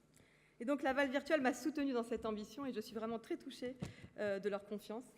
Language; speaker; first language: French; native; French